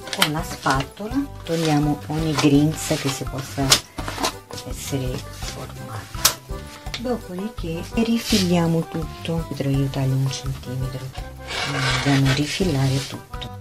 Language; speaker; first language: Italian; non-native, fluent; Portuguese